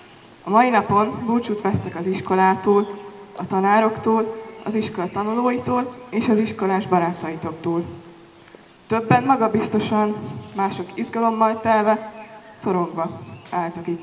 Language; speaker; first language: Hungarian; native; Hungarian